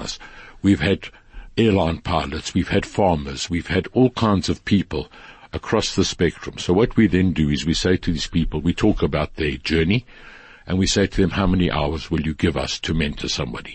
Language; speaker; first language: English; native; English